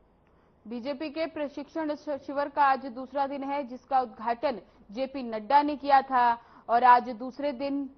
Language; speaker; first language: Hindi; native; Hindi